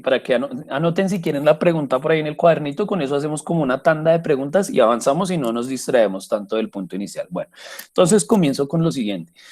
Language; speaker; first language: Spanish; native; Spanish